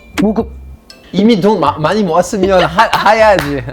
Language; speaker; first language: Korean; non-native, fluent; French